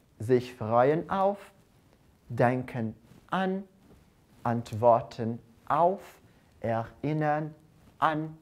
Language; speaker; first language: German; non-native, fluent; Portuguese